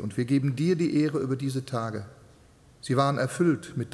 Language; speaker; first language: German; native; German